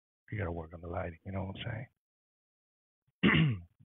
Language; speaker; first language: English; early bilingual, other home language; Spanish